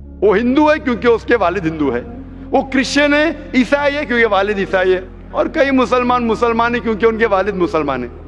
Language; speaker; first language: Hindi; non-native, local second language; Konkani